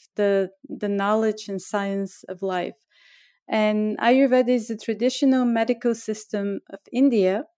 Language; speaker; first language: English; non-native, fluent; Bulgarian